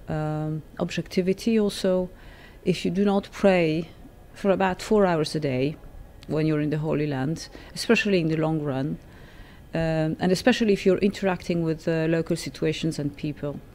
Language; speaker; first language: English; non-native, fluent; French